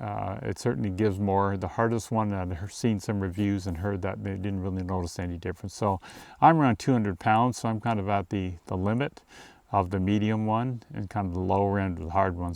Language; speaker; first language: English; native; English